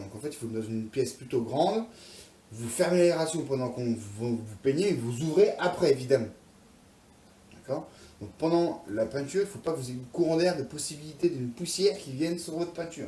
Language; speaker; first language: French; native; French